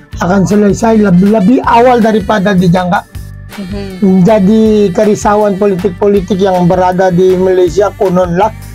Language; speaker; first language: Malay; non-native, fluent; Filipino